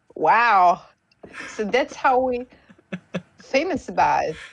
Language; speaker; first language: English; non-native, fluent; Hungarian